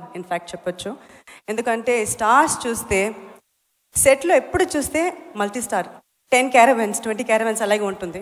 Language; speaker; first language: Telugu; non-native, local second language; Tamil